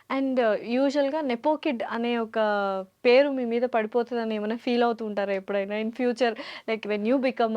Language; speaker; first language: Telugu; native; Telugu